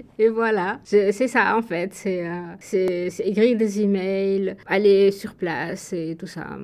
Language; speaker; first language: French; non-native, local second language; Arabic